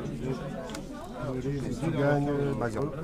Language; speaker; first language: French; native; French